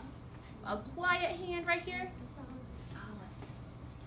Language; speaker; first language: English; native; English